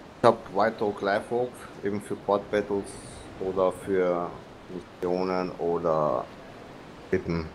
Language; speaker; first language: German; native; German